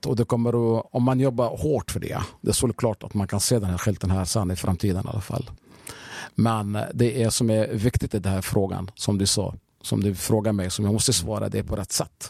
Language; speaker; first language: Swedish; non-native, fluent; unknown